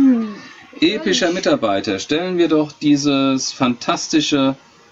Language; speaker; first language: German; native; German